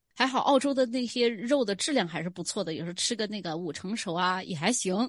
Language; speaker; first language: Chinese; native; Chinese